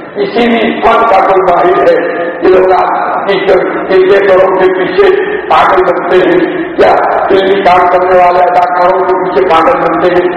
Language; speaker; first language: Urdu; native; Urdu